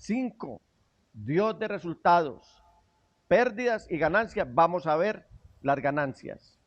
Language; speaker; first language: Spanish; native; Spanish